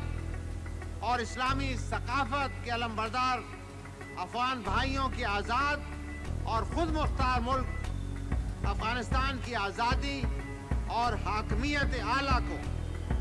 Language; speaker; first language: Urdu; non-native, local second language; Punjabi